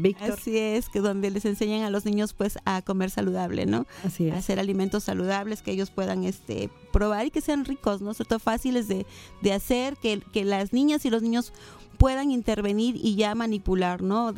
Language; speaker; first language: Spanish; native; Spanish